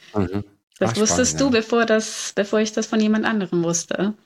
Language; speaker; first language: German; native; German